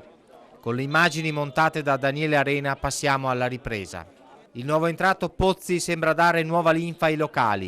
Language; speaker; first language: Italian; native; Italian